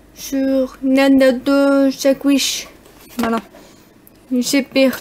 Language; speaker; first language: French; non-native, learner; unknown